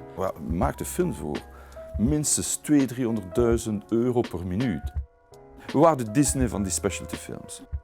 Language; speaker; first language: Dutch; non-native, local second language; French